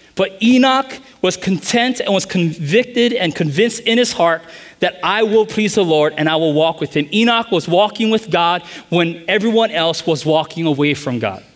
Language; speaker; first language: English; native; English